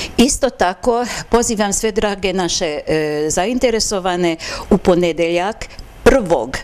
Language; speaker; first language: Bosnian; non-native, local second language; Hungarian